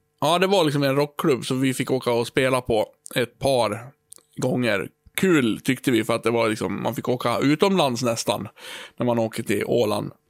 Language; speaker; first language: Swedish; native; Swedish